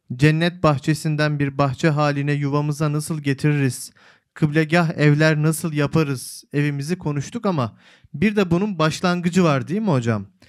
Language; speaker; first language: Turkish; native; Turkish